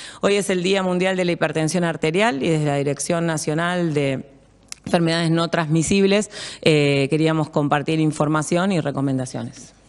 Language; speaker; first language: Spanish; native; Spanish